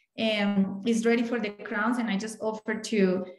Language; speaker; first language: English; non-native, fluent; Spanish